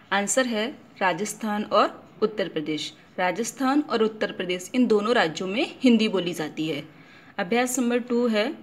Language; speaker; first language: Hindi; native; Hindi